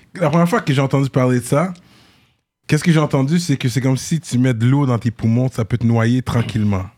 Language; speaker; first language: French; native; French